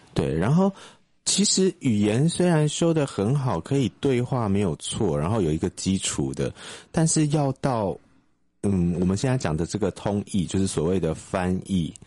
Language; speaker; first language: Chinese; native; Chinese